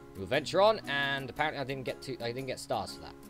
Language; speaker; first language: English; native; English